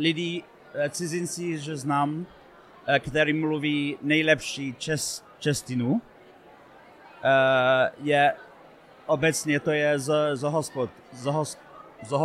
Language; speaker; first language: Czech; non-native, fluent; English